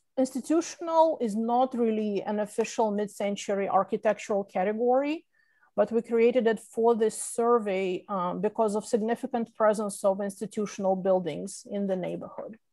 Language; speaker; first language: English; non-native, fluent; Russian